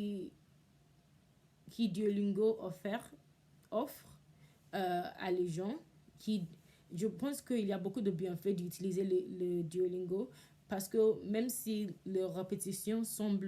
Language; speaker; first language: French; non-native, learner; English